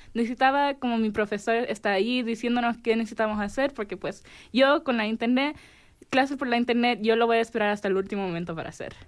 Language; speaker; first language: Spanish; early bilingual, heritage; Spanish